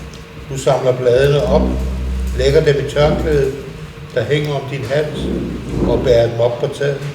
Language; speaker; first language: Danish; native; Danish